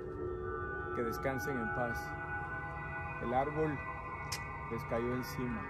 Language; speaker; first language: Spanish; native; Spanish